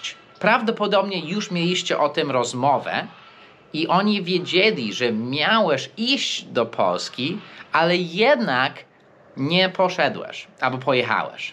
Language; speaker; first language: Polish; non-native, fluent; English